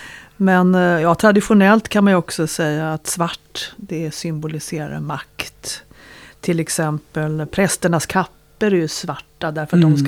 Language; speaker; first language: Swedish; native; Swedish